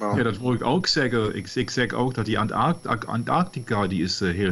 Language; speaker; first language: Dutch; non-native, fluent; German